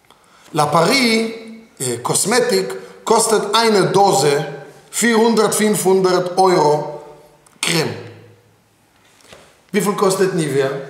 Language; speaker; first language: German; non-native, fluent; Hebrew